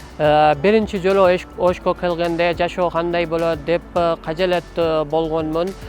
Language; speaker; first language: Kyrgyz; non-native, learner; Urdu